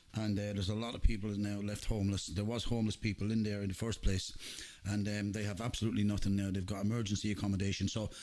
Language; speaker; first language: English; native; English